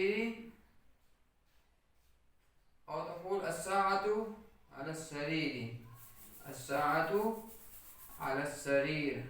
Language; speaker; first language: Arabic; non-native, fluent; Urdu